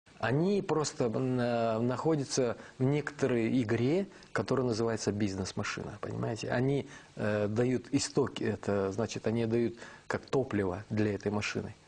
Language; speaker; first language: Russian; non-native, local second language; Kazakh